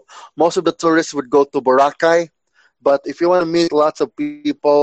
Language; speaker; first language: English; non-native, local second language; Cebuano